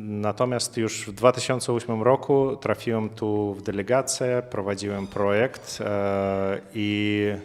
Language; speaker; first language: Polish; non-native, fluent; Russian